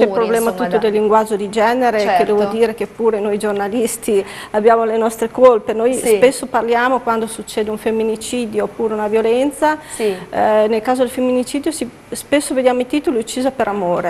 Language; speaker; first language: Italian; native; Italian